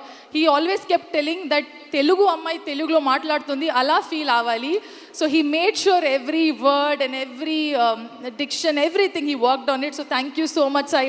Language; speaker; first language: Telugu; non-native, learner; Kannada